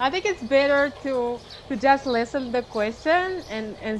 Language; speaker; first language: English; non-native, fluent; Malagasy